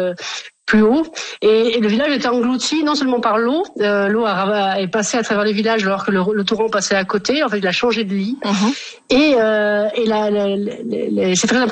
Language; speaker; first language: French; native; French